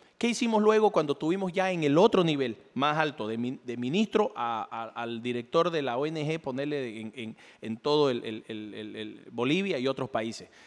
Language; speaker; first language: Spanish; native; Spanish